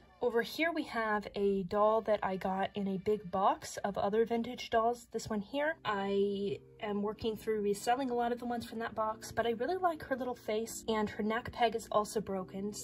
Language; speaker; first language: English; native; English